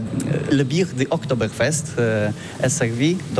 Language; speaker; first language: French; non-native, learner; Polish